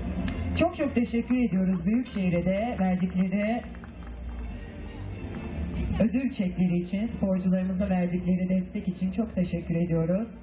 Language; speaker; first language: Turkish; native; Turkish